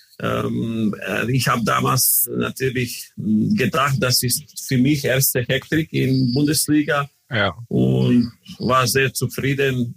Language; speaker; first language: German; non-native, learner; Croatian